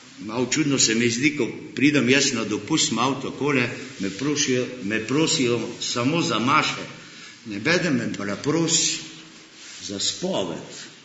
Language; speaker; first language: Slovenian; early bilingual, heritage; Slovenian